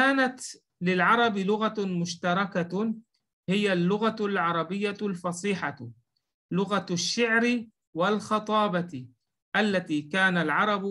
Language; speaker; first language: Arabic; non-native, fluent; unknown